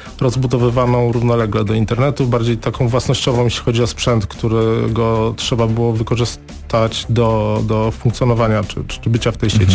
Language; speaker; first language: Polish; native; Polish